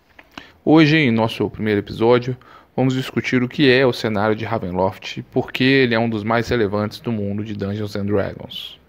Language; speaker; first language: Portuguese; native; Portuguese